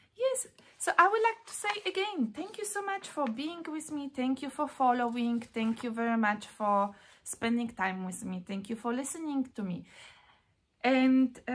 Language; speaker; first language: English; non-native, fluent; Polish